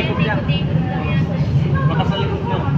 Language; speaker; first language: Filipino; native; Filipino